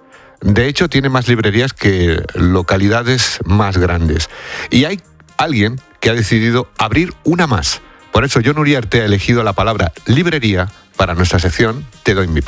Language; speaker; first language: Spanish; native; Spanish